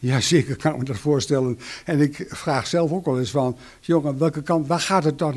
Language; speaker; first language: Dutch; native; Dutch